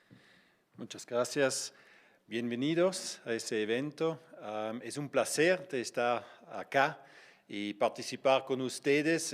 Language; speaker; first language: Spanish; non-native, fluent; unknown